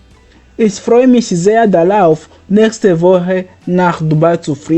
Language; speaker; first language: German; non-native, fluent; Kinyarwanda